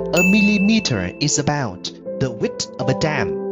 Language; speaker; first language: English; non-native, fluent; Vietnamese